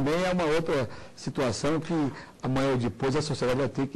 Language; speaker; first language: Portuguese; native; Portuguese